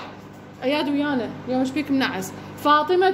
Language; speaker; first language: Arabic; native; Arabic